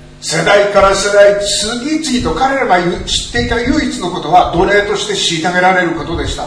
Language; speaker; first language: Japanese; native; Japanese